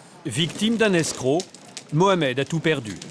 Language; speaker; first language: French; native; French